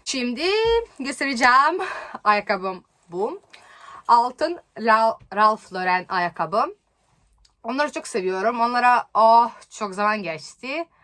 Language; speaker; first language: Turkish; non-native, learner; Serbian